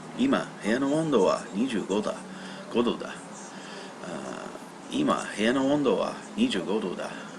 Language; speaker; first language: Japanese; non-native, learner; English